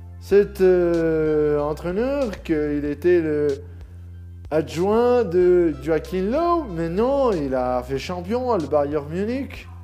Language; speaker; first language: French; non-native, learner; Spanish